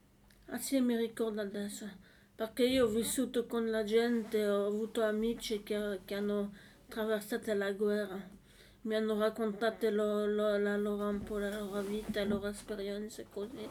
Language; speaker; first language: Italian; non-native, learner; French